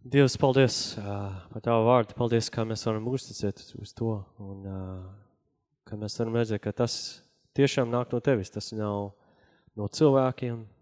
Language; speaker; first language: Latvian; non-native, learner; English